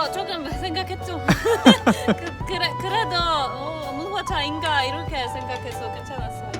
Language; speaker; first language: Korean; non-native, fluent; Polish